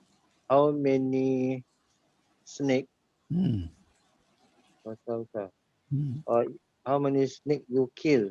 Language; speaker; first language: English; non-native, learner; Malay